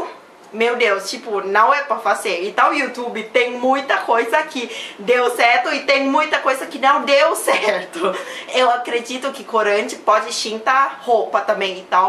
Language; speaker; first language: Portuguese; non-native, learner; Thai